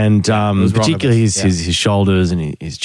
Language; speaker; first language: English; native; English